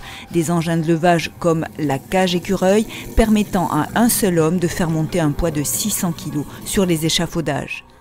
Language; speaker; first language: French; native; French